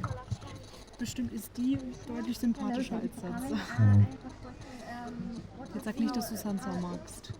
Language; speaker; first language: German; native; German